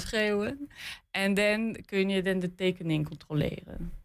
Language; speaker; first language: Dutch; non-native, learner; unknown